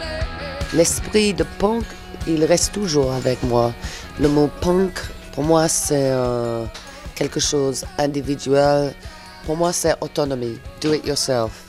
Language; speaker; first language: French; non-native, fluent; English